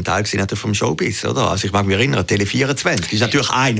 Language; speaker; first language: German; native; German